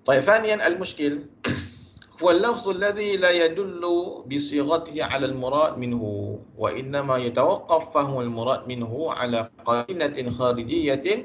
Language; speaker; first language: Arabic; non-native, fluent; Malay